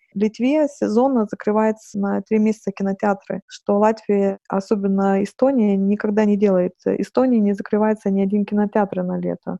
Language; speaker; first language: Russian; non-native, fluent; Lithuanian